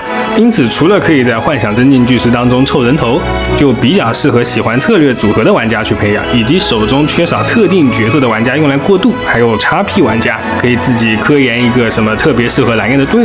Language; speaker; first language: Chinese; native; Chinese